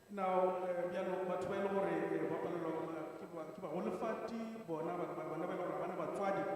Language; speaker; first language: English; non-native, local second language; Northern Sotho